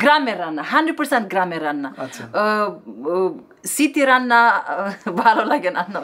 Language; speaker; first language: Bangla; non-native, learner; Romanian